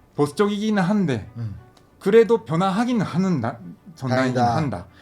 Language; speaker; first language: Korean; non-native, fluent; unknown